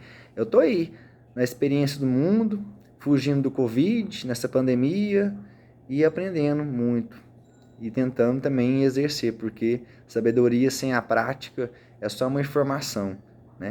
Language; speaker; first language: Portuguese; native; Portuguese